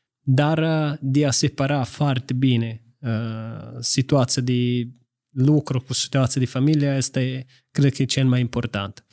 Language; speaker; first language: Romanian; non-native, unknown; Italian